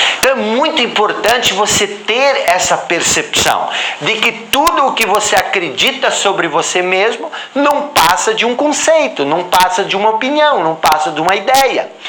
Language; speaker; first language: Portuguese; non-native, local second language; German